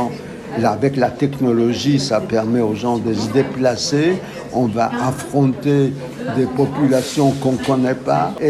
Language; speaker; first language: French; non-native, fluent; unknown